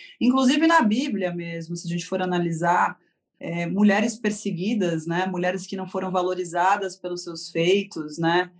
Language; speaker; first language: Portuguese; native; Portuguese